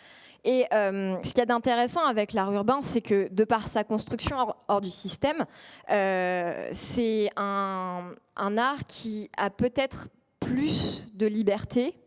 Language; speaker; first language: French; native; French